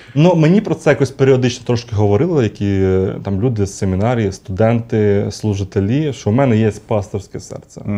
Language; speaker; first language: Ukrainian; native; Ukrainian